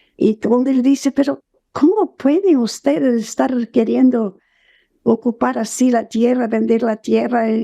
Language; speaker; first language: Spanish; non-native, fluent; Portuguese